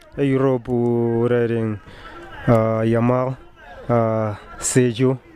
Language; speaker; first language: Zulu; native; Zulu